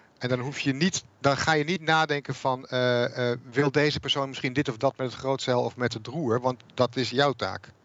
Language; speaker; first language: Dutch; native; Dutch